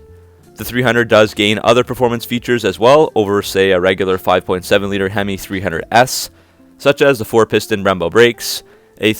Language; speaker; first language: English; native; English